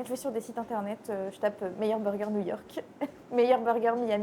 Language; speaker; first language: French; native; French